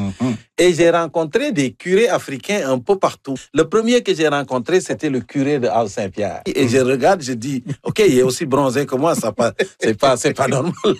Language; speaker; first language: French; native; French